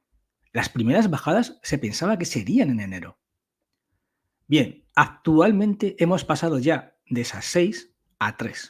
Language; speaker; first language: Spanish; native; Spanish